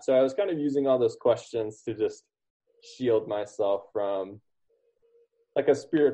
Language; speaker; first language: English; native; English